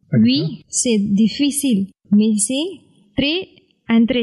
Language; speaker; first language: French; non-native, learner; Tamil